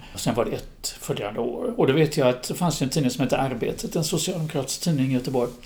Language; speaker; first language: Swedish; native; Swedish